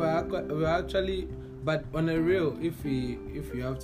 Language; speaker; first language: English; non-native, local second language; Akan